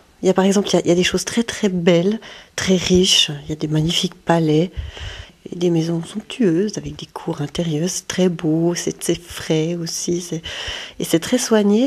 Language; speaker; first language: French; native; French